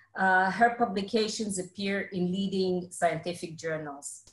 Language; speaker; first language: English; non-native, fluent; Hebrew